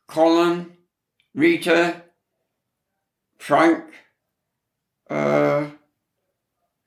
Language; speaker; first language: English; native; English